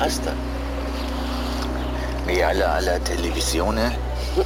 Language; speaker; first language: Italian; non-native, learner; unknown